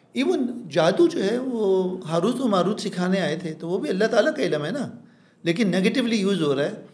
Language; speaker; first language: Urdu; non-native, local second language; Pashto